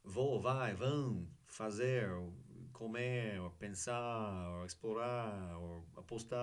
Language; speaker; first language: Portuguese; non-native, learner; English